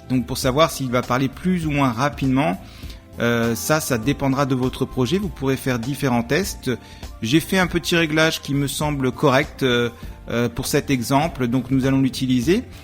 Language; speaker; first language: French; native; French